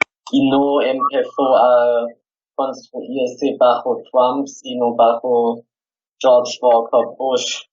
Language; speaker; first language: Spanish; non-native, fluent; German